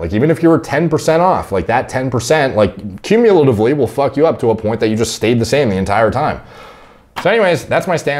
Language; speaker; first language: English; native; English